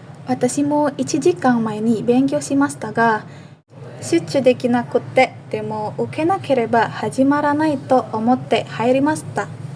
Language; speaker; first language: Japanese; non-native, learner; Indonesian